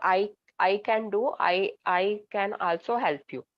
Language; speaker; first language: English; non-native, learner; Hindi